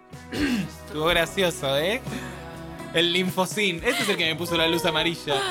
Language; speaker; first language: Spanish; native; Spanish